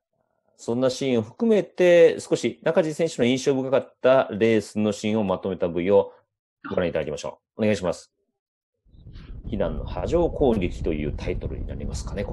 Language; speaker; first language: Japanese; native; Japanese